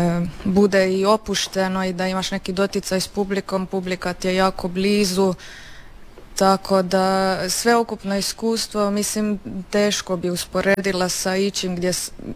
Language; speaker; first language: Serbian; native; Serbian